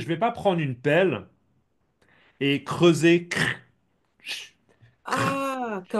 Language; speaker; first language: French; native; French